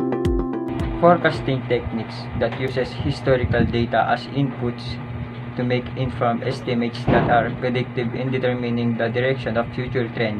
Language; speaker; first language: English; non-native, local second language; Filipino